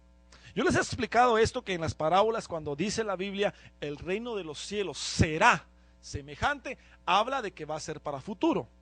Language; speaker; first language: Spanish; native; Spanish